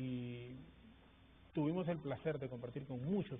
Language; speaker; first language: Spanish; native; Spanish